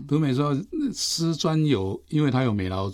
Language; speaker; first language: Chinese; native; Chinese